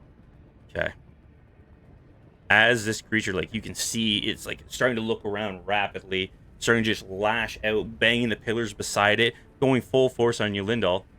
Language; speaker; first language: English; native; English